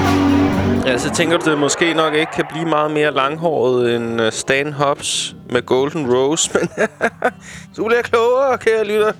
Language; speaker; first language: Danish; native; Danish